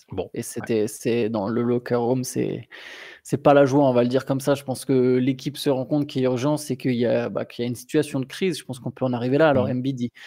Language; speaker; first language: French; native; French